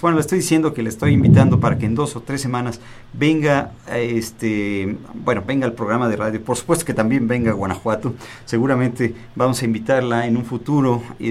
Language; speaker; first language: Spanish; native; Spanish